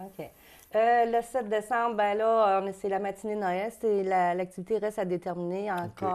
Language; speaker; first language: French; native; French